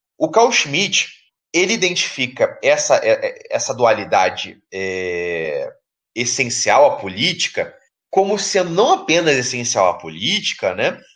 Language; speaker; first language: Portuguese; native; Portuguese